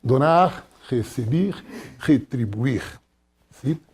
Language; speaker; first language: Spanish; non-native, fluent; Portuguese